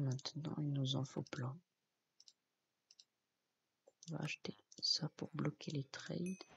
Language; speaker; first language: French; native; French